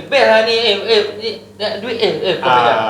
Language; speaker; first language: Malay; native; Malay